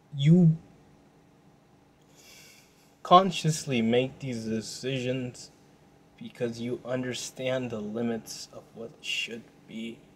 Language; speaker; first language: English; native; English